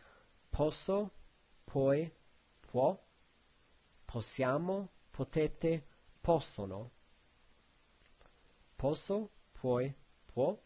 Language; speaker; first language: Italian; non-native, learner; English